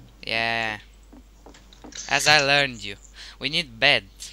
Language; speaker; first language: English; non-native, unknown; Romanian